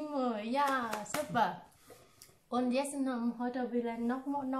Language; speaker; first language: German; non-native, fluent; Vietnamese